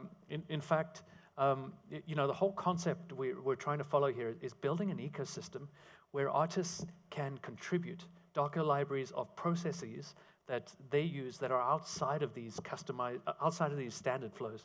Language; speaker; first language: English; native; English